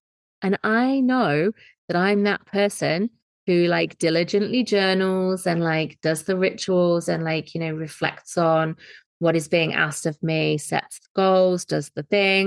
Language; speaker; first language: English; native; English